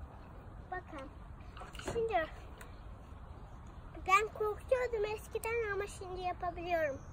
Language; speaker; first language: Turkish; early bilingual, heritage; Turkish